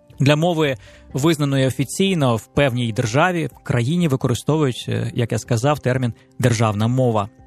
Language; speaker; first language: Ukrainian; native; Ukrainian